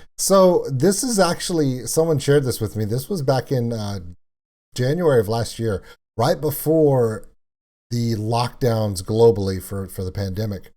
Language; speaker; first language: English; native; English